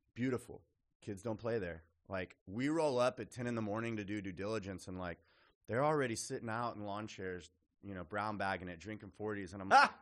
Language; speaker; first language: English; native; English